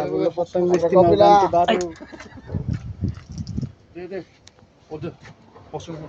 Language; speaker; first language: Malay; non-native, learner; Bangla